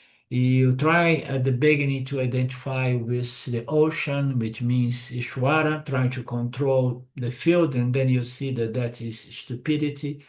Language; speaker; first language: English; non-native, fluent; Portuguese